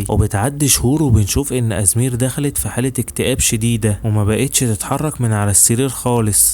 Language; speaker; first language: Arabic; native; Arabic